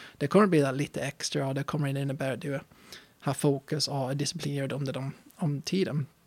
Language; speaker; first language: Swedish; non-native, fluent; English